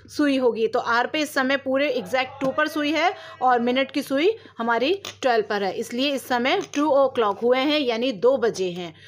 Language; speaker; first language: Hindi; native; Hindi